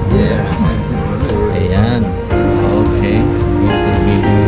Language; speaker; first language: English; non-native, local second language; Filipino